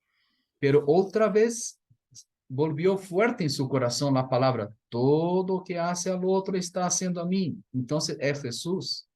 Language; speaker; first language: Spanish; non-native, fluent; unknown